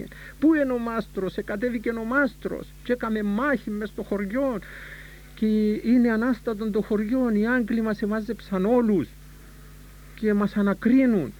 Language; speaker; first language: Greek; native; Greek